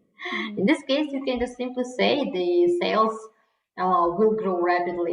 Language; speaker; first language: English; non-native, fluent; Russian